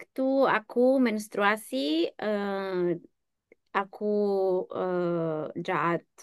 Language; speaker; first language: Indonesian; non-native, learner; English